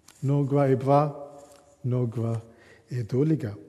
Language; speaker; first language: Swedish; non-native, learner; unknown